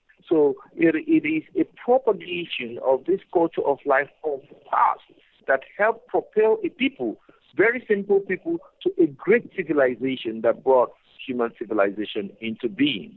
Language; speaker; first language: English; non-native, local second language; Igbo